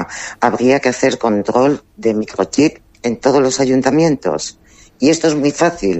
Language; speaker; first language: Spanish; native; Spanish